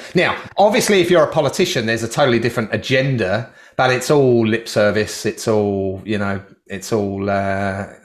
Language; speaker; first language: English; native; English